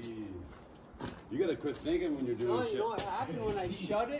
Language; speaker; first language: English; native; English